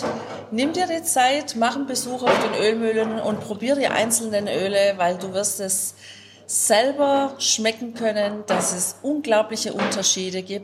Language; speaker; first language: German; native; German